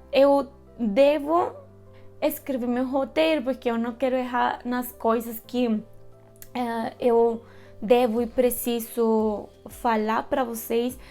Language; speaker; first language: Portuguese; non-native, fluent; Spanish